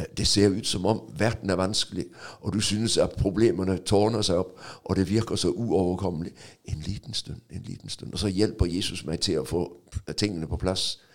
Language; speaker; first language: Norwegian; non-native, fluent; Danish